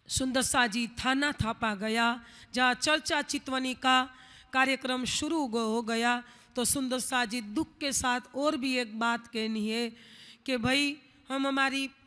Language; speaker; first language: Hindi; non-native, local second language; Gujarati